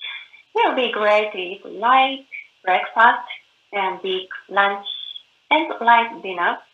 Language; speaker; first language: English; non-native, learner; Japanese